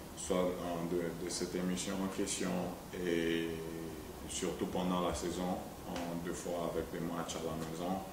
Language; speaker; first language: French; non-native, local second language; Swahili